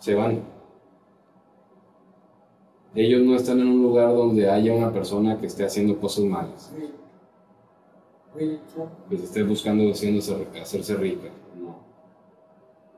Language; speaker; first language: Spanish; native; Spanish